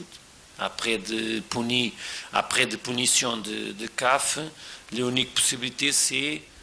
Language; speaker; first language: French; non-native, fluent; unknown